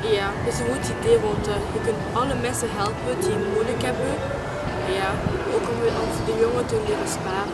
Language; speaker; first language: Dutch; early bilingual, other home language; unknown